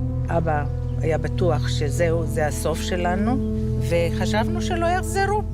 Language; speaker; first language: Hebrew; early bilingual, other home language; Croatian